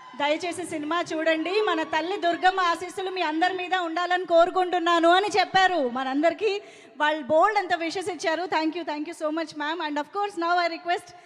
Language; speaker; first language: Telugu; native; Telugu